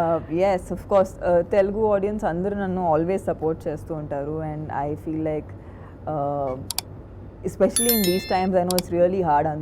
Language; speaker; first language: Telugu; non-native, fluent; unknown